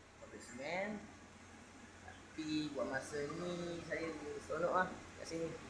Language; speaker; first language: Malay; non-native, fluent; Achinese